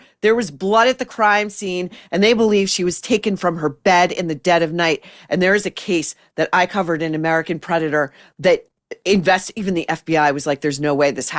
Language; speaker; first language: English; native; English